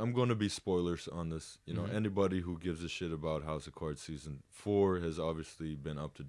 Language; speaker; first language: English; native; English